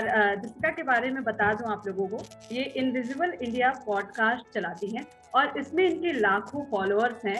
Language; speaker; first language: Hindi; native; Hindi